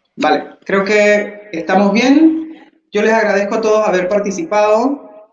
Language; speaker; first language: Spanish; early bilingual, heritage; English